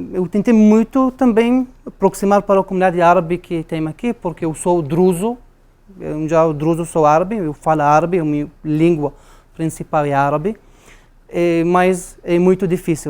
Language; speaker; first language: Portuguese; non-native, learner; Arabic